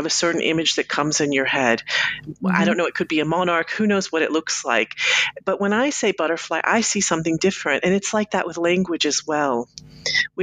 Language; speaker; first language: English; native; English